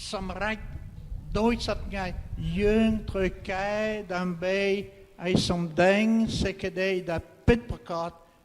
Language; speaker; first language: Khmer; non-native, fluent; French